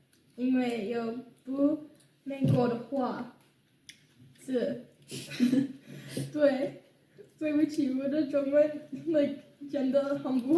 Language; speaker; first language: Chinese; non-native, learner; English